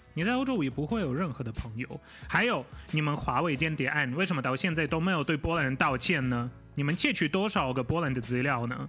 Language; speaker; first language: Chinese; non-native, fluent; Polish